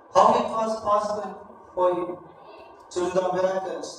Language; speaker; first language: English; non-native, local second language; Telugu